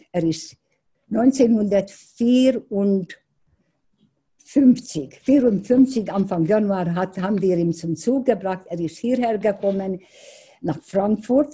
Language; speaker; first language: German; non-native, fluent; Hungarian